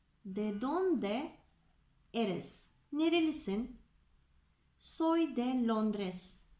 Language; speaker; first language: Spanish; non-native, fluent; Turkish